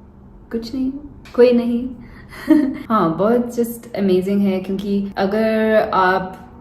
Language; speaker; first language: Hindi; non-native, learner; English